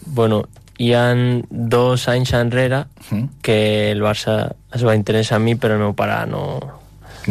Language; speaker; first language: Catalan; non-native, local second language; Spanish